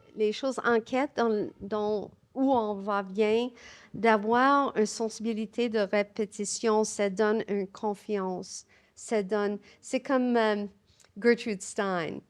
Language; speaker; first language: French; non-native, learner; English